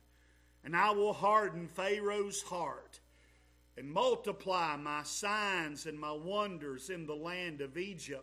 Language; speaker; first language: English; native; English